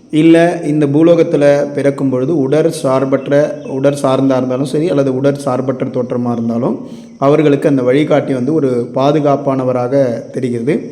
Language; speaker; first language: Tamil; native; Tamil